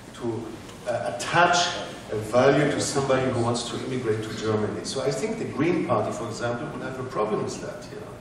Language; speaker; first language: English; non-native, fluent; German